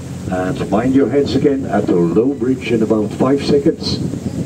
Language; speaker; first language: English; non-native, fluent; Dutch